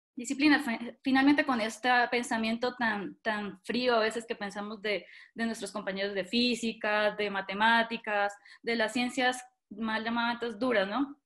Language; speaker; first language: Spanish; native; Spanish